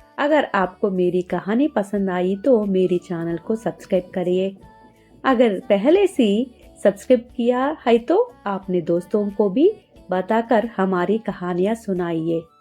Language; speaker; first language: Hindi; non-native, local second language; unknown